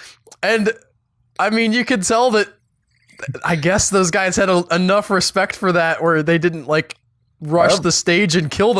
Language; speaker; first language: English; native; English